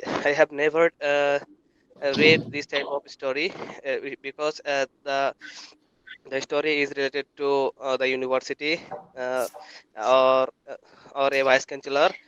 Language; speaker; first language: English; non-native, learner; Bangla